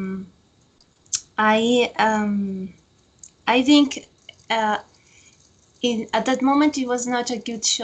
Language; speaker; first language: English; non-native, fluent; Spanish